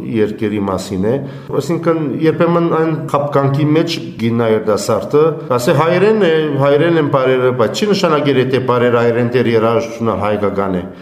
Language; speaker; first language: Armenian; early bilingual, heritage; Armenian